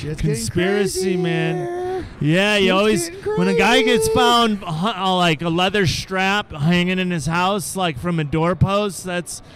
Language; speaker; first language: English; native; English